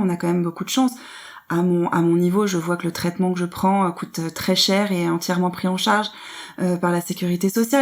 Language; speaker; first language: French; native; French